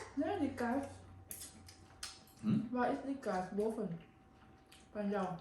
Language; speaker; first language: Dutch; non-native, learner; Thai